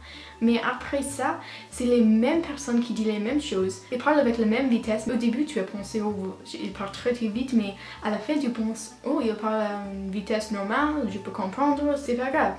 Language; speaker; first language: French; non-native, learner; English